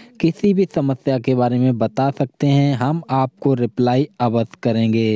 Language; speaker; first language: Hindi; native; Hindi